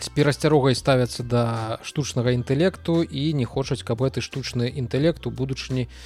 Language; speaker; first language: Belarusian; native; Belarusian